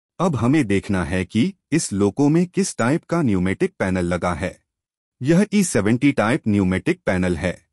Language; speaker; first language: Hindi; native; Hindi